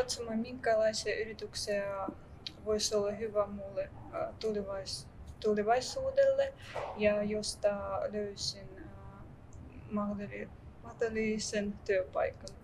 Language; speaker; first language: Finnish; non-native, learner; Russian